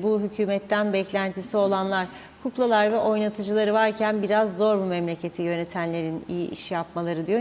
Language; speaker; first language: Turkish; native; Turkish